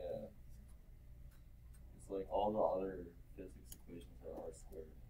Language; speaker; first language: English; native; English